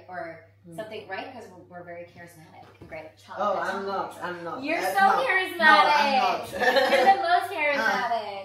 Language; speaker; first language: English; native; English